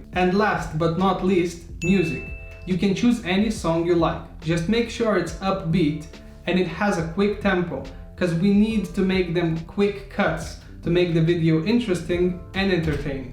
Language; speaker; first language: English; non-native, fluent; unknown